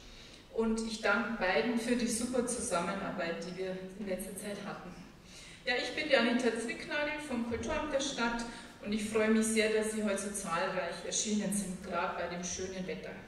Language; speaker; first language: German; native; German